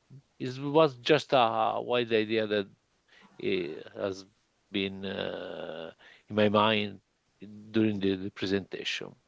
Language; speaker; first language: English; non-native, learner; Italian